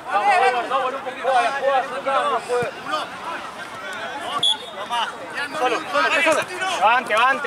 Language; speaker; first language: Spanish; native; Spanish